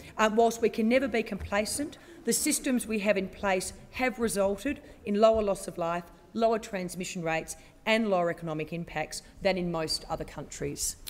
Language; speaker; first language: English; native; English